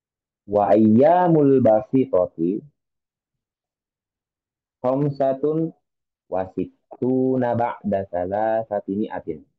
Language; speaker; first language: Arabic; non-native, fluent; Indonesian